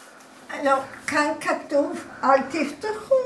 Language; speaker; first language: Hebrew; non-native, fluent; Croatian